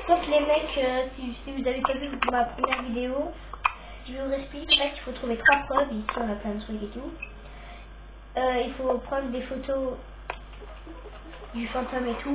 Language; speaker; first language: French; native; French